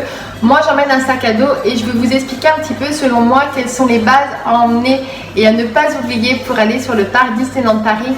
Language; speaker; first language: French; native; French